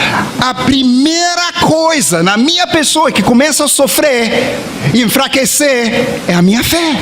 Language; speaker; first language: Portuguese; non-native, fluent; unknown